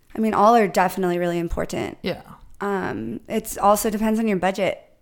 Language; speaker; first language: English; native; English